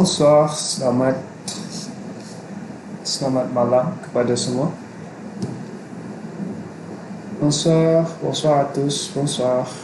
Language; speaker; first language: French; non-native, fluent; Malay